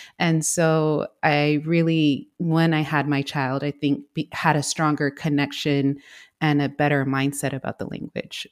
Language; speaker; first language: English; native; English